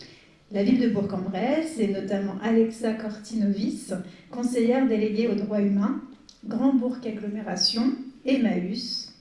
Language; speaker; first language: French; native; French